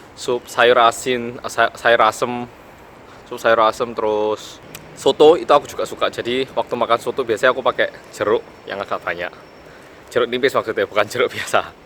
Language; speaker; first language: Indonesian; early bilingual, other home language; Korean